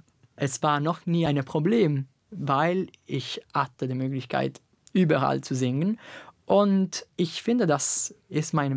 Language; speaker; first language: German; non-native, fluent; Italian